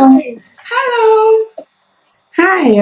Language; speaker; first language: English; non-native, fluent; Chinese